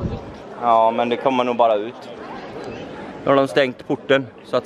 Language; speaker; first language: Swedish; native; Swedish